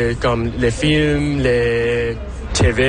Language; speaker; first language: French; non-native, local second language; English